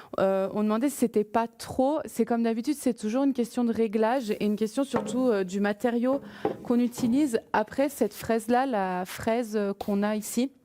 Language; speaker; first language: French; native; French